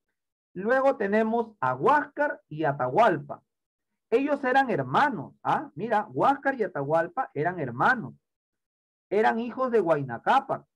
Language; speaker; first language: Spanish; native; Spanish